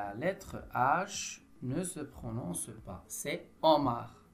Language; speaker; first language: French; non-native, local second language; Arabic